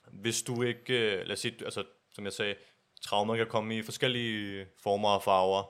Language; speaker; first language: Danish; early bilingual, other home language; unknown